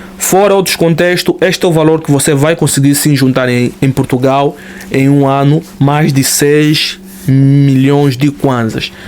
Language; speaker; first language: Portuguese; native; Portuguese